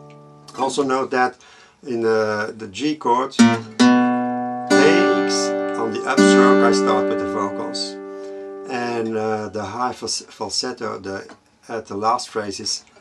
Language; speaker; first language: English; non-native, fluent; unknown